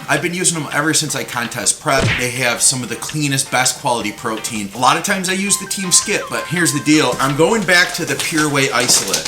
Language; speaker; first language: English; native; English